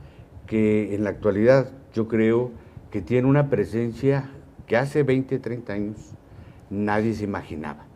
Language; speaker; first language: Spanish; native; Spanish